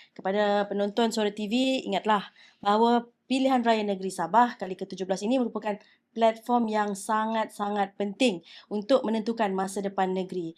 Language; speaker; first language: Malay; native; Malay